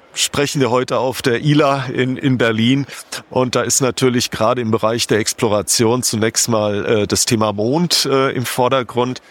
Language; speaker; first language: German; native; German